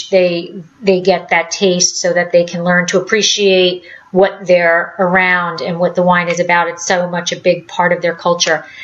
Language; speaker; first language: English; native; English